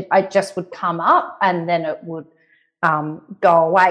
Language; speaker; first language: English; native; English